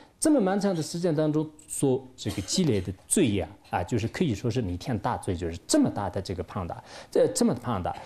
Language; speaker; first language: Chinese; non-native, local second language; Tibetan